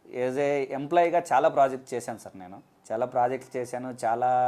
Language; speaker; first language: Telugu; native; Telugu